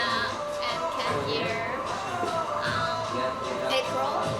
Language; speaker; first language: English; non-native, learner; Chinese